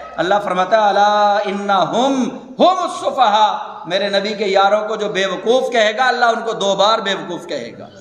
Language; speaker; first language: Urdu; non-native, local second language; Punjabi